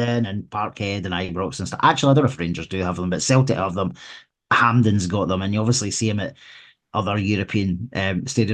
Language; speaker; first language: English; native; English